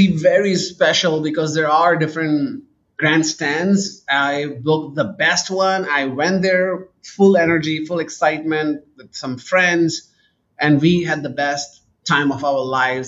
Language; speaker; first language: English; non-native, local second language; Urdu